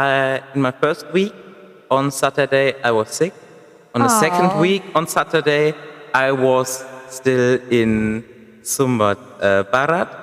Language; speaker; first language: English; non-native, fluent; German